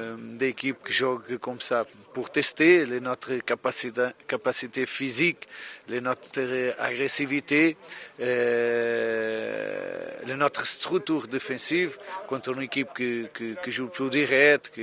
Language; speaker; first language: French; non-native, fluent; Portuguese